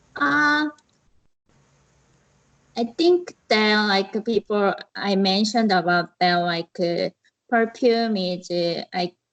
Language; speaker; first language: English; non-native, learner; Korean